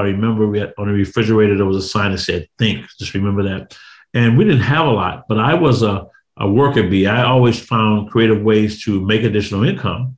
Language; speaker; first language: English; native; English